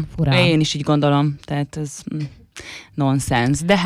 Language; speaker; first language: Hungarian; native; Hungarian